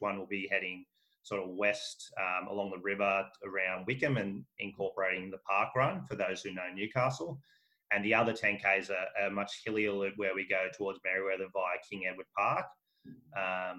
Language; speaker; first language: English; native; English